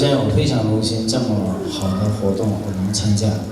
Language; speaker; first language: Chinese; non-native, fluent; Nepali